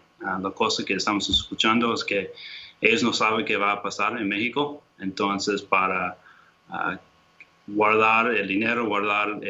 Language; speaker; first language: Spanish; non-native, fluent; English